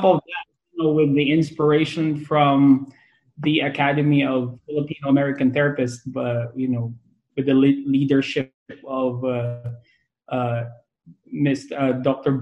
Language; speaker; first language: English; non-native, local second language; Pangasinan